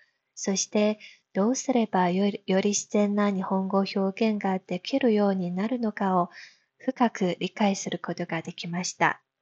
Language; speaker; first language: Japanese; non-native, fluent; Chinese